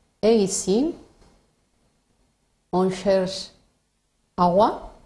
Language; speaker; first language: French; non-native, learner; Spanish